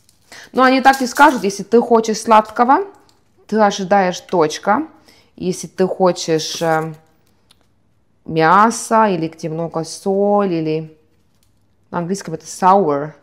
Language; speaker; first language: Russian; non-native, fluent; Estonian